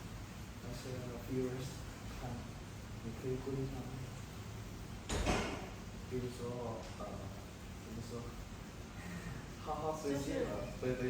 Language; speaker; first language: Chinese; non-native, learner; Indonesian